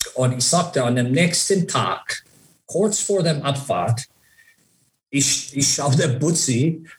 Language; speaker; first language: German; non-native, fluent; English